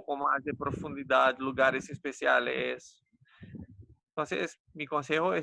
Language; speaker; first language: Spanish; non-native, fluent; Romanian